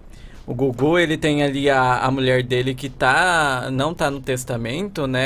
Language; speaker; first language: Portuguese; native; Portuguese